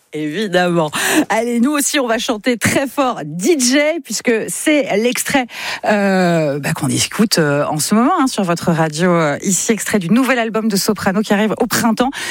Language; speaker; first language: French; native; French